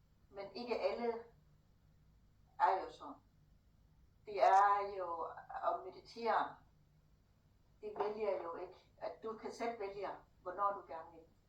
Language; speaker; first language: Danish; non-native, fluent; Thai